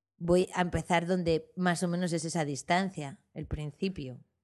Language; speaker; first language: Spanish; native; Spanish